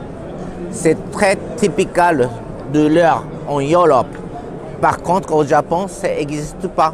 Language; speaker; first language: French; non-native, learner; Japanese